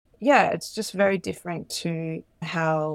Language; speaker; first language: English; native; English